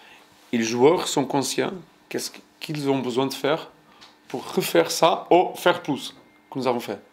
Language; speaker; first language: French; non-native, fluent; Portuguese